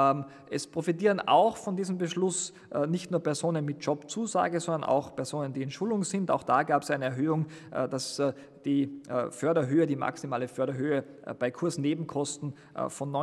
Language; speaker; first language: German; native; German